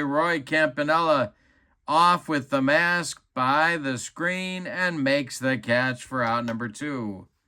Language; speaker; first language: English; native; English